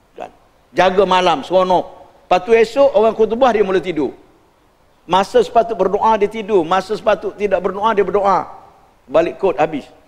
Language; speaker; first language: Malay; native; Malay